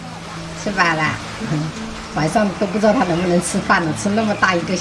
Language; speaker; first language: Chinese; native; Chinese